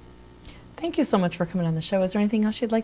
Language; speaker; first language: English; native; English